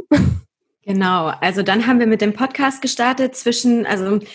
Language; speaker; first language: German; early bilingual, other home language; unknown